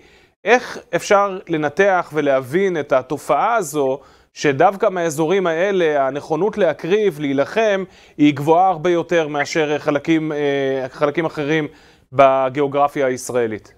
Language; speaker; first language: Hebrew; native; Hebrew